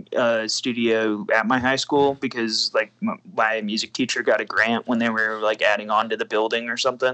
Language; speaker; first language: English; native; English